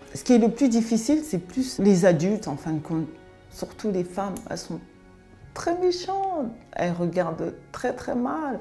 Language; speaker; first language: French; early bilingual, other home language; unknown